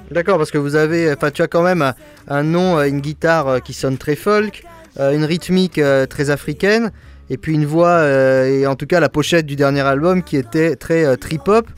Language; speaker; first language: French; native; French